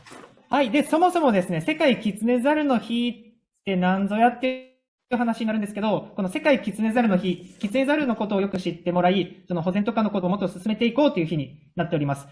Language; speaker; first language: Japanese; native; Japanese